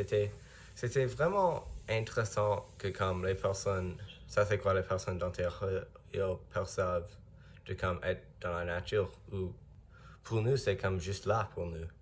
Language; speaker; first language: French; non-native, learner; English